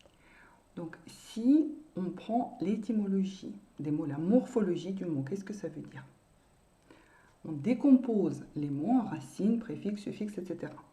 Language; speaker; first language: French; non-native, fluent; Russian